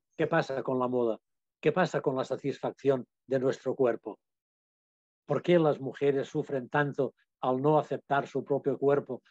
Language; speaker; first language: Spanish; non-native, local second language; Catalan